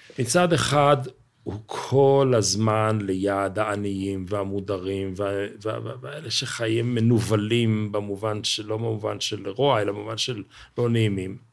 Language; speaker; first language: Hebrew; native; Hebrew